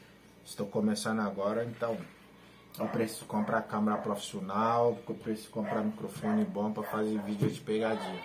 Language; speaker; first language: Portuguese; non-native, learner; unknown